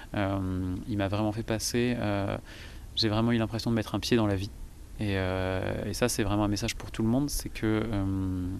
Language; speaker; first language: French; native; French